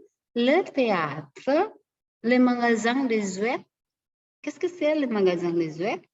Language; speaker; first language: French; non-native, learner; Indonesian